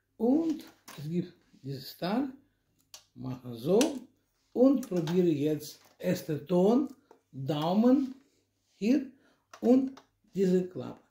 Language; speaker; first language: German; non-native, learner; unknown